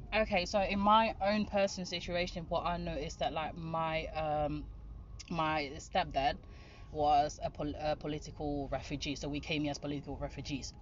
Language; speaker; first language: English; non-native, fluent; Dutch